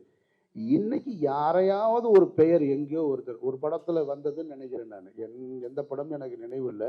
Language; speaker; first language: Tamil; native; Tamil